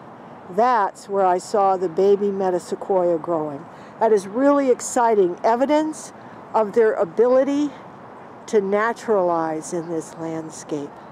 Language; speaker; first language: English; native; English